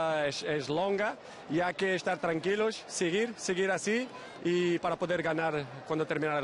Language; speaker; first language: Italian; non-native, learner; Portuguese